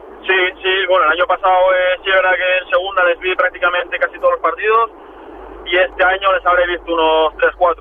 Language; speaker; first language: Spanish; native; Spanish